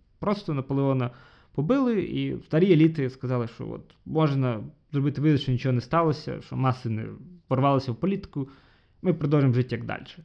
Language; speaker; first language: Ukrainian; non-native, local second language; Russian